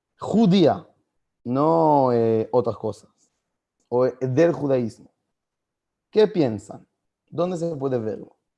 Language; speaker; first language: Spanish; non-native, fluent; Hebrew